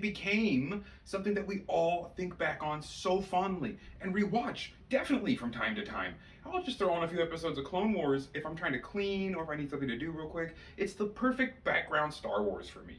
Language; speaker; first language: English; native; English